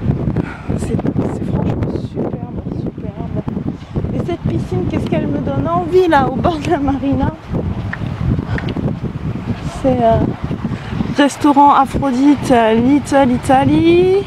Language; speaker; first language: French; native; French